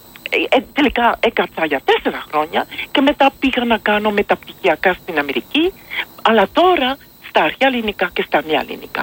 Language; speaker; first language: Greek; non-native, fluent; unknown